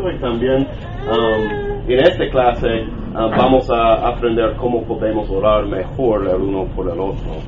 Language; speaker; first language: Spanish; non-native, learner; English